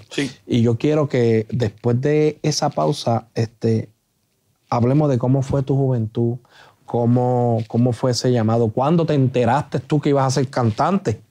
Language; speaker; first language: Spanish; native; Spanish